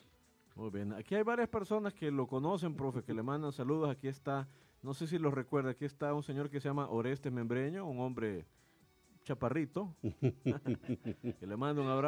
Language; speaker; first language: Spanish; native; Spanish